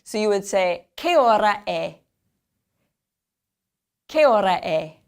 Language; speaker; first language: Italian; non-native, fluent; English